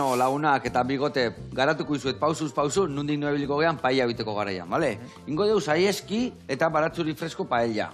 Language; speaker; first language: Basque; native; Basque